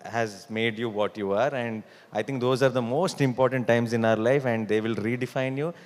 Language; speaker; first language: English; non-native, local second language; Telugu